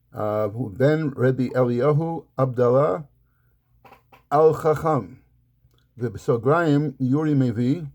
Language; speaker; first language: Hebrew; non-native, fluent; English